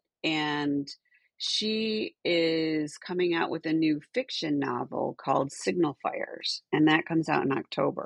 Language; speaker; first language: English; native; English